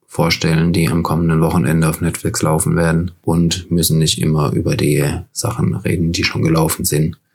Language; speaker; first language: German; native; German